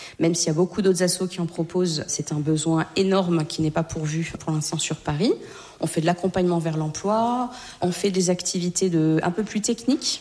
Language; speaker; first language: French; native; French